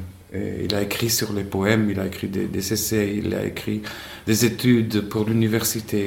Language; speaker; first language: French; non-native, fluent; Spanish